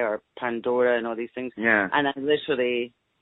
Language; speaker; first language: English; native; English